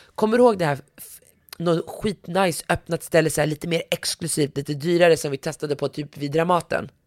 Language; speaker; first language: Swedish; early bilingual, other home language; Arabic